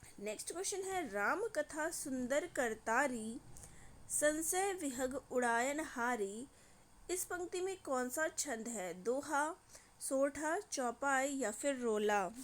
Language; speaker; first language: Hindi; native; Hindi